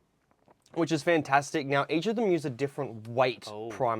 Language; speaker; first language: English; native; English